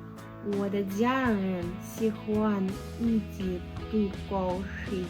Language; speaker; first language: Chinese; non-native, learner; Russian